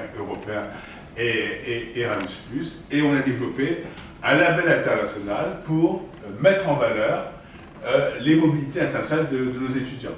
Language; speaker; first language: French; native; French